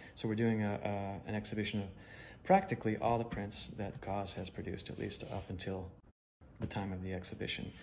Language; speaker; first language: English; native; English